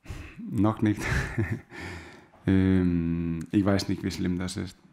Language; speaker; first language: German; non-native, fluent; Danish